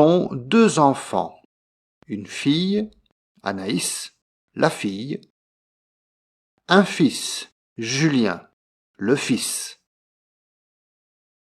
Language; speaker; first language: French; native; French